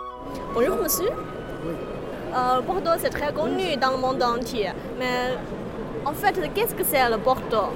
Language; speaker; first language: French; non-native, fluent; Chinese